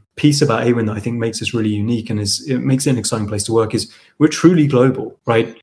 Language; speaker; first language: English; native; English